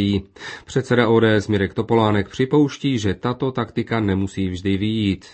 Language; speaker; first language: Czech; native; Czech